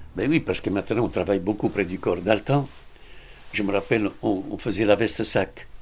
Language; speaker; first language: French; non-native, fluent; Italian